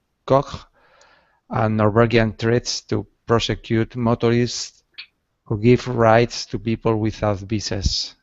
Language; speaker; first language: English; non-native, learner; Spanish